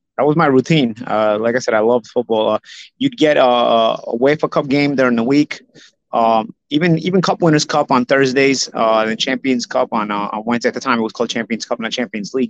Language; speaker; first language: English; early bilingual, other home language; Italian